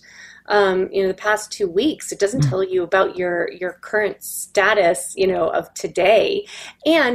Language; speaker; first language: English; native; English